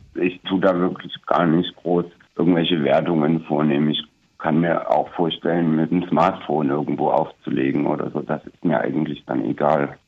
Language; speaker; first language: German; non-native, fluent; English